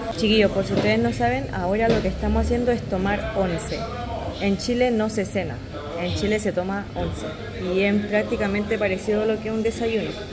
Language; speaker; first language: Spanish; native; Spanish